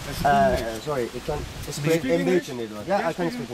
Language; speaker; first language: Dutch; non-native, learner; Persian